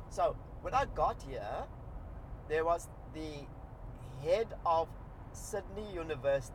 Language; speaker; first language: English; non-native, local second language; Afrikaans